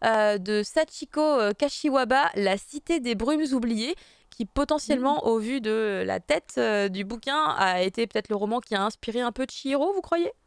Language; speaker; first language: French; native; French